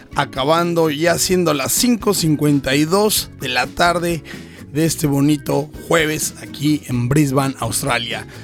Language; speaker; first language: Spanish; native; Spanish